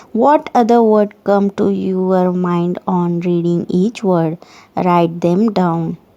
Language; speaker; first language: Urdu; native; Urdu